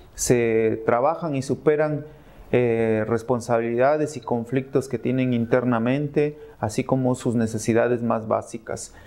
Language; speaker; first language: Spanish; native; Spanish